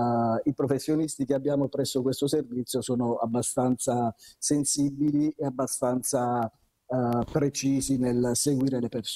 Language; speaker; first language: Italian; native; Italian